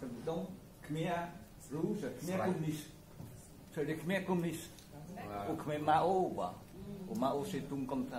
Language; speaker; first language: French; non-native, learner; Khmer